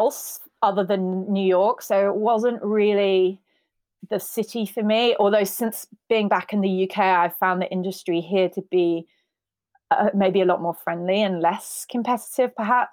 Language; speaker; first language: English; native; English